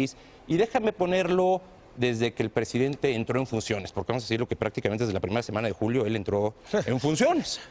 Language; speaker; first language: Spanish; native; Spanish